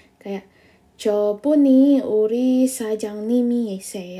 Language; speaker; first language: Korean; non-native, fluent; Indonesian